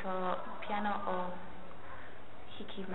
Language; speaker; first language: Japanese; non-native, learner; English